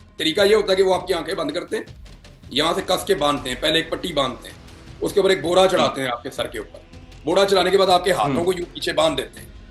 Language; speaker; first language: Urdu; non-native, local second language; Punjabi